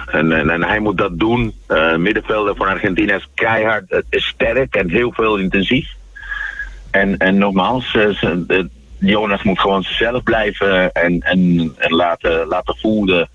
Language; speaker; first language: Dutch; non-native, fluent; Spanish